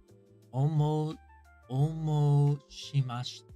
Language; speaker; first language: Japanese; non-native, learner; English